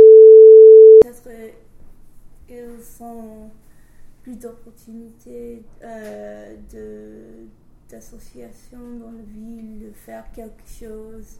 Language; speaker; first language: French; non-native, learner; English